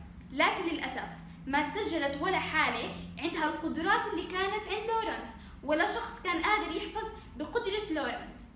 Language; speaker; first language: Arabic; native; Arabic